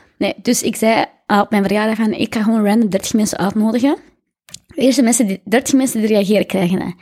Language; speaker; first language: Dutch; early bilingual, other home language; Arabic